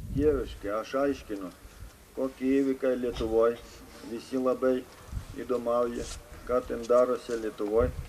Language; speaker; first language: Lithuanian; early bilingual, other home language; Ukrainian